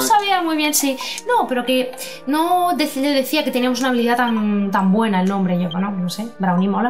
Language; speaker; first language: Spanish; native; Spanish